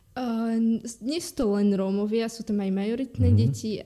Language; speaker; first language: Slovak; native; Slovak